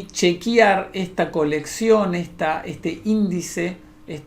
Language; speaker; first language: Spanish; native; Spanish